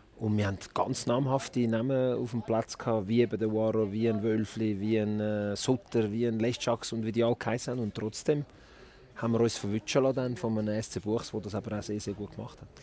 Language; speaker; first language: German; early bilingual, other home language; Italian